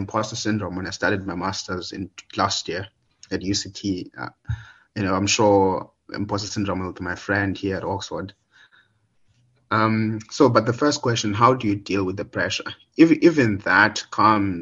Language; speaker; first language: English; non-native, local second language; Xhosa